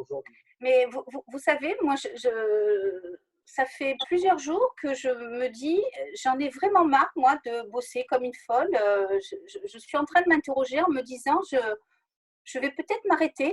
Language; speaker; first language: French; native; French